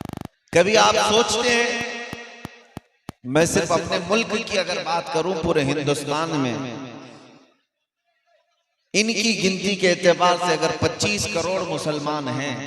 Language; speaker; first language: Urdu; native; Urdu